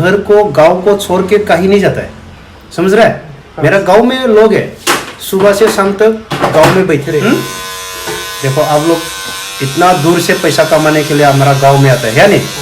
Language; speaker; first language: Hindi; non-native, local second language; Bodo